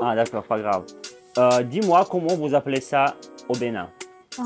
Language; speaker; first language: French; non-native, fluent; Russian